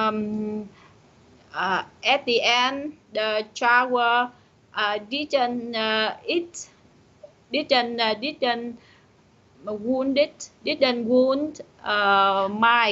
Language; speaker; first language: English; non-native, learner; Vietnamese